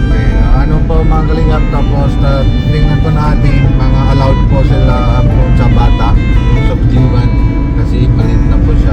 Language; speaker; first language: Filipino; non-native, local second language; Cebuano